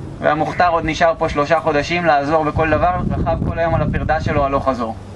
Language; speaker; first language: Hebrew; native; Hebrew